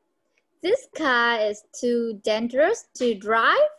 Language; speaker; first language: English; non-native, learner; Vietnamese